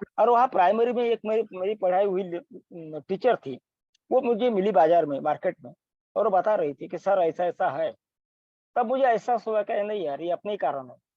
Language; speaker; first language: Hindi; non-native, local second language; Marathi